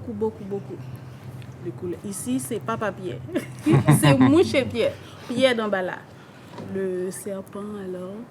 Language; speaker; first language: French; non-native, local second language; Haitian Creole